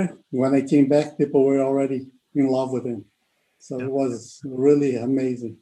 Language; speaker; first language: English; non-native, fluent; Portuguese